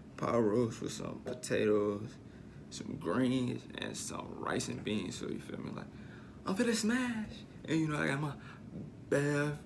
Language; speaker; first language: English; native; English